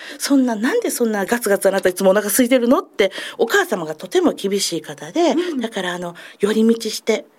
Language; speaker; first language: Japanese; native; Japanese